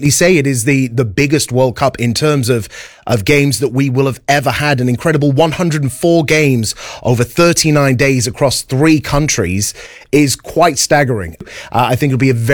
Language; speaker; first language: English; native; English